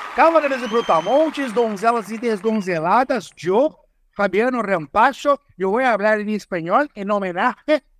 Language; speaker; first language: Spanish; non-native, learner; Portuguese